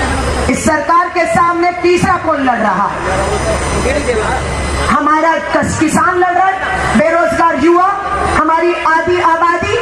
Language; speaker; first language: Hindi; native; Hindi